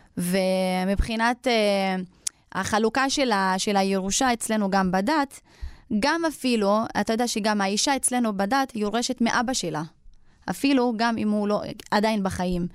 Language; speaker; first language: Hebrew; non-native, local second language; Arabic